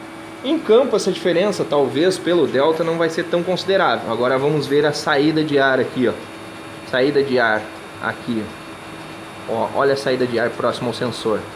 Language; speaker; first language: Portuguese; native; Portuguese